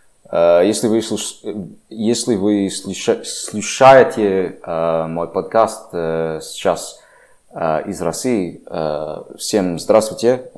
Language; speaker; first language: Russian; non-native, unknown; English